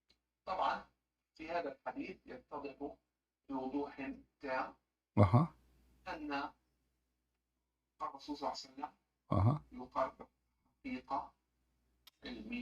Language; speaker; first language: Arabic; native; Arabic